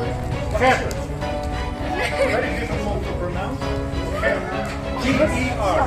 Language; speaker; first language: English; non-native, fluent; Dutch